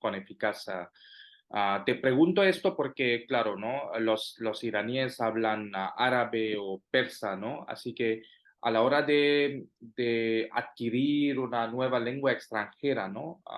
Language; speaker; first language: Spanish; non-native, fluent; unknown